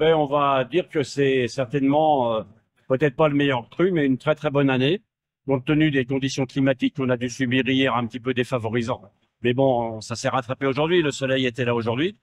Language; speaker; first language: French; native; French